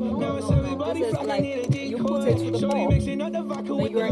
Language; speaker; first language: English; non-native, fluent; Chinese